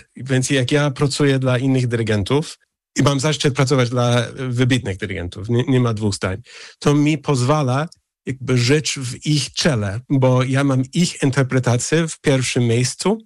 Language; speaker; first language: Polish; early bilingual, heritage; English